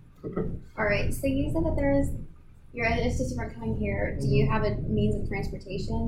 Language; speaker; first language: English; native; English